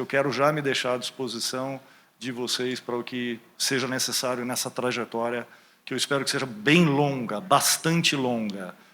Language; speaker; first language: Portuguese; early bilingual, other home language; German